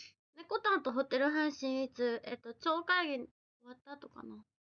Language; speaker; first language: Japanese; native; Japanese